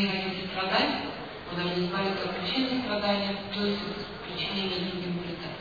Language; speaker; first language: Russian; native; Russian